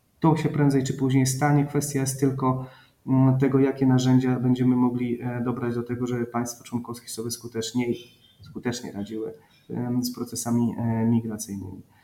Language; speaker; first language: Polish; native; Polish